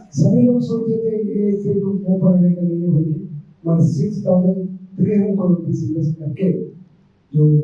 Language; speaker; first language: Hindi; non-native, local second language; Telugu